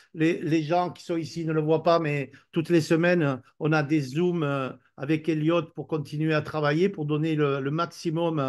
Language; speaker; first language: French; native; French